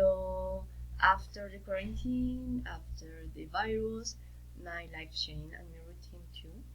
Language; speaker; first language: English; non-native, learner; Spanish